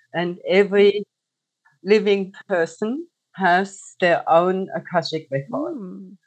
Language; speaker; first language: English; non-native, fluent; German